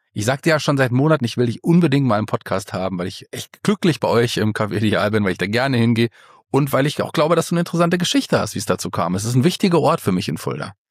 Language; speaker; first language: German; native; German